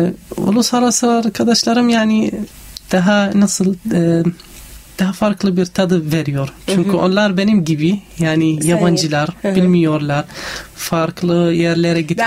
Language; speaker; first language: Turkish; non-native, fluent; Arabic